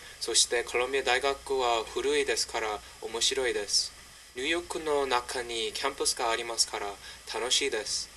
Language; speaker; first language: Japanese; non-native, learner; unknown